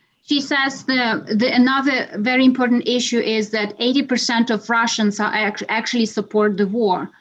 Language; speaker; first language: English; non-native, fluent; Ukrainian